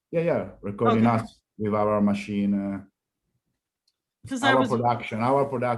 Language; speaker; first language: English; non-native, learner; Italian